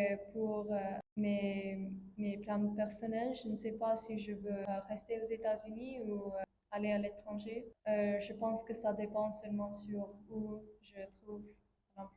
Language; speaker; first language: French; non-native, fluent; English